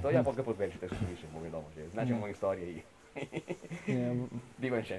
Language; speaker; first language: Polish; non-native, fluent; Italian